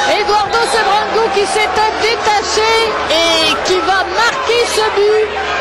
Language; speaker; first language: French; native; French